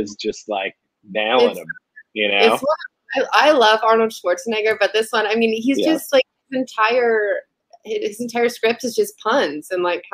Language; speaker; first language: English; native; English